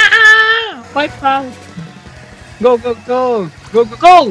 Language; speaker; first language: English; non-native, learner; Japanese